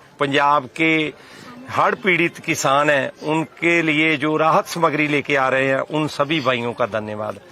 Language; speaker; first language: Urdu; non-native, local second language; Punjabi